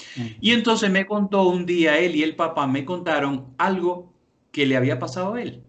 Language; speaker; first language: Spanish; native; Spanish